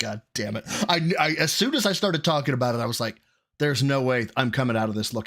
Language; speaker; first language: English; native; English